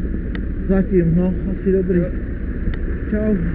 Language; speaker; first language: Czech; native; Czech